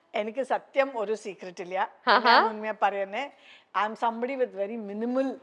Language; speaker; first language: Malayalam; non-native, local second language; Tamil